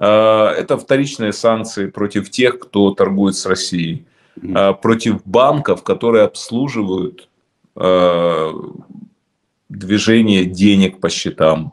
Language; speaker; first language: Russian; native; Russian